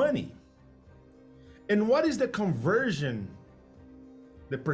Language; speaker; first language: English; non-native, fluent; Portuguese